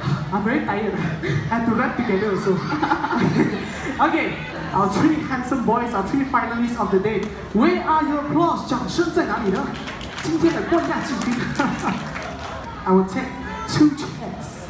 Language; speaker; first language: English; non-native, local second language; Chinese